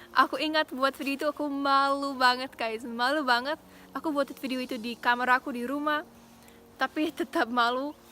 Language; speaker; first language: Indonesian; non-native, fluent; English